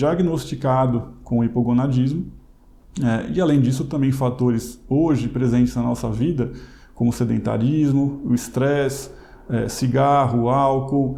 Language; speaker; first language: Portuguese; native; Portuguese